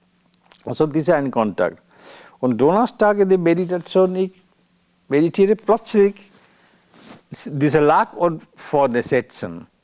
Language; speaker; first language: German; non-native, learner; Bangla